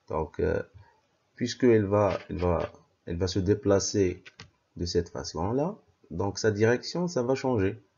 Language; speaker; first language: French; non-native, local second language; Arabic